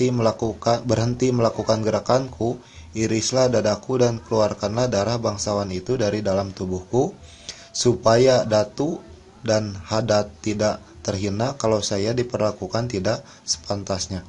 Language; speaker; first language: Indonesian; native; Indonesian